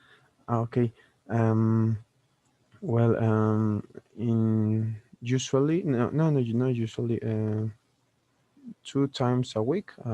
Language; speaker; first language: English; non-native, learner; Spanish